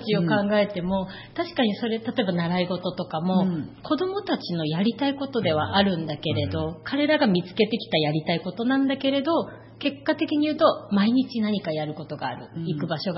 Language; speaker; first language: Japanese; native; Japanese